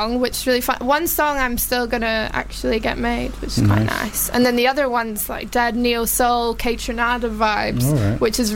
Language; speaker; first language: English; native; English